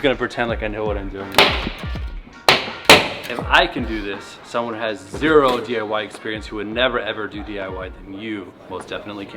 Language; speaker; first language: English; native; English